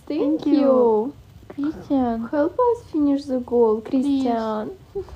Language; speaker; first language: English; non-native, learner; Russian